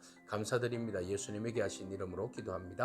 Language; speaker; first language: Korean; native; Korean